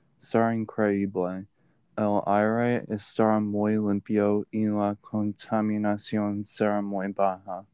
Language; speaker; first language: Spanish; non-native, learner; English